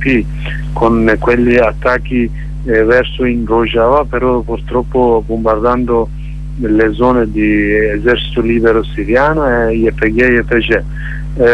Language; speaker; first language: Italian; non-native, learner; Kurdish